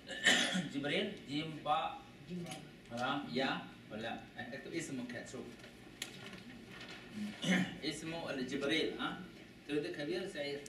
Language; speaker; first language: Arabic; non-native, learner; Chinese